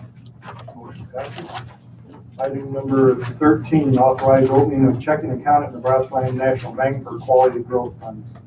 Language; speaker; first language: English; native; English